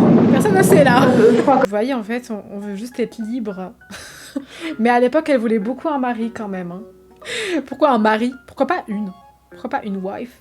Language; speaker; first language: French; native; French